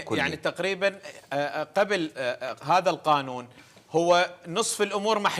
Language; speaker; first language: Arabic; native; Arabic